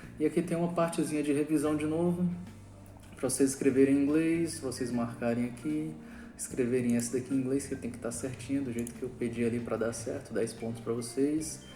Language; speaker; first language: Portuguese; native; Portuguese